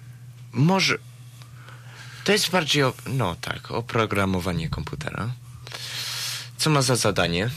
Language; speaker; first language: Polish; early bilingual, heritage; Polish